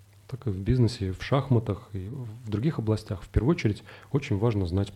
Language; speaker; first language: Russian; native; Russian